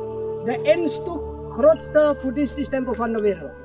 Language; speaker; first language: Dutch; non-native, learner; Indonesian